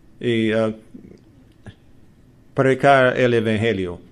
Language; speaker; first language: Spanish; non-native, learner; English